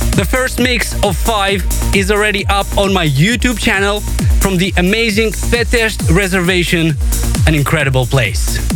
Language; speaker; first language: English; non-native, fluent; Romanian